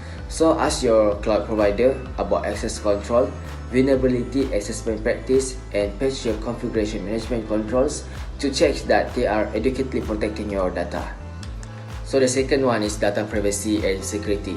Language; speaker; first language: English; non-native, local second language; Malay